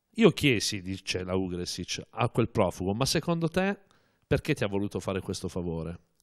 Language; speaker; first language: Italian; native; Italian